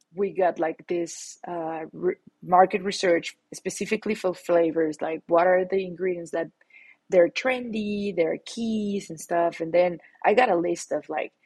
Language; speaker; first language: English; non-native, fluent; Spanish